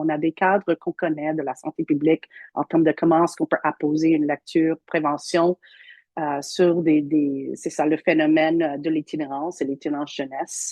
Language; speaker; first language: French; native; French